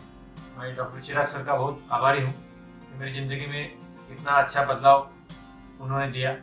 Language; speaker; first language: Hindi; non-native, local second language; Marathi